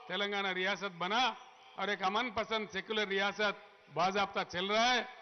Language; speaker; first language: Hindi; non-native, local second language; Telugu